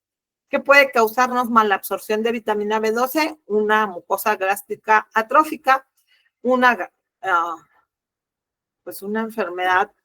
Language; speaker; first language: Spanish; native; Spanish